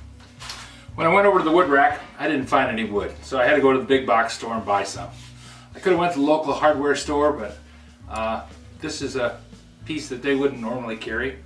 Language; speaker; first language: English; native; English